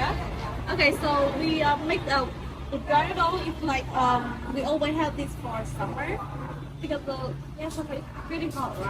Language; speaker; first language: English; non-native, learner; Vietnamese